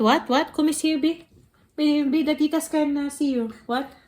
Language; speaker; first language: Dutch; non-native, fluent; Cebuano